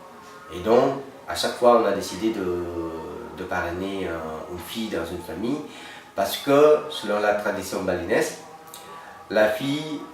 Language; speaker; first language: French; non-native, fluent; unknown